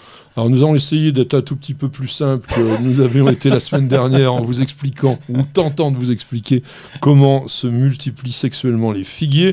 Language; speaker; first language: French; native; French